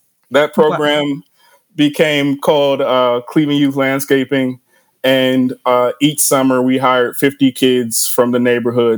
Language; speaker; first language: English; native; English